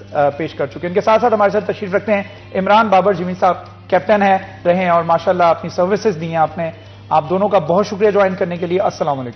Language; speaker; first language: Hindi; non-native, local second language; Punjabi